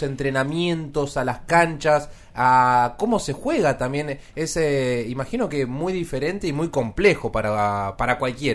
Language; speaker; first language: Spanish; native; Spanish